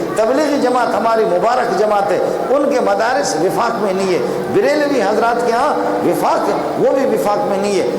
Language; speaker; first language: Urdu; non-native, local second language; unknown